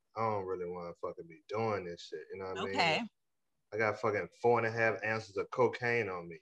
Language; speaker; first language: English; native; English